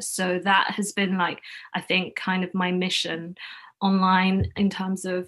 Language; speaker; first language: English; non-native, local second language; Cantonese